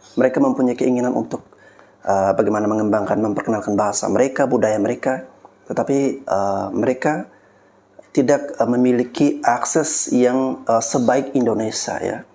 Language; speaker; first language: Indonesian; native; Indonesian